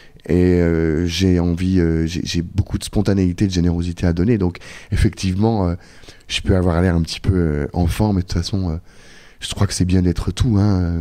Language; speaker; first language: French; native; French